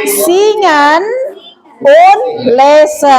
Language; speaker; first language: German; non-native, learner; Indonesian